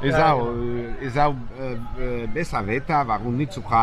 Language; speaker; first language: German; non-native, learner; Spanish